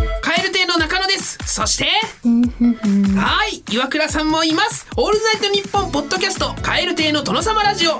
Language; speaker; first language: Japanese; native; Japanese